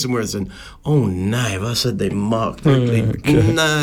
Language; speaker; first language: German; non-native, learner; English